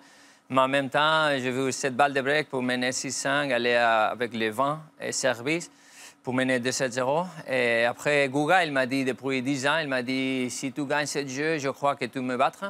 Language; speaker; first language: French; non-native, fluent; Spanish